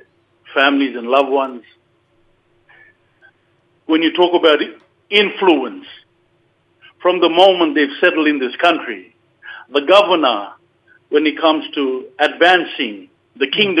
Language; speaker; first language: English; native; English